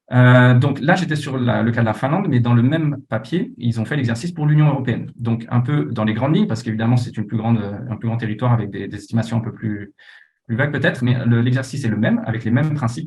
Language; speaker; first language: French; native; French